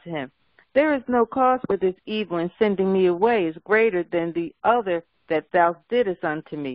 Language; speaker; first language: English; native; English